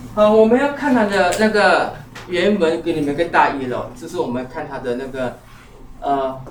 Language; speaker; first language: Chinese; native; Chinese